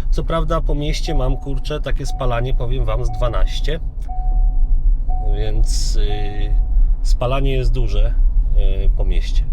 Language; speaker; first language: Polish; native; Polish